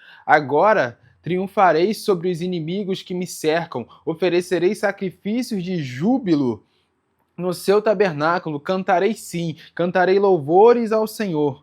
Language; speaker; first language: Portuguese; native; Portuguese